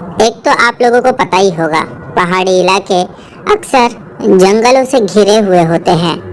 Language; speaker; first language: Hindi; native; Hindi